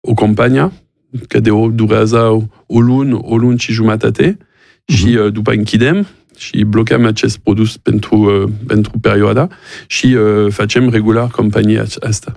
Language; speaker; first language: Romanian; non-native, learner; French